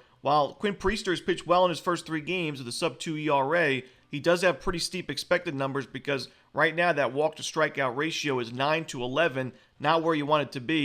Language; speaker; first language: English; native; English